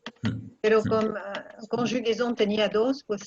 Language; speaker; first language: Spanish; non-native, fluent; French